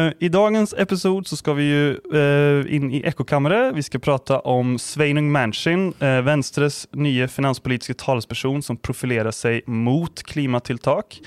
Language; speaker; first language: Swedish; native; Swedish